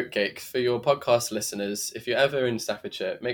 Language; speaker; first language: English; native; English